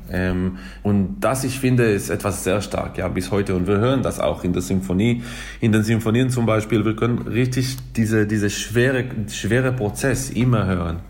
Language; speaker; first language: German; non-native, fluent; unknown